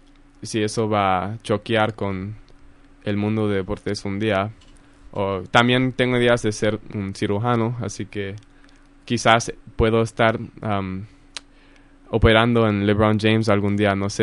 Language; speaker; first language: Spanish; early bilingual, heritage; Spanish